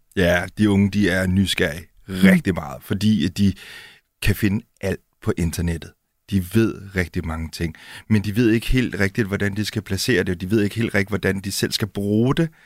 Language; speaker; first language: Danish; early bilingual, other home language; Indonesian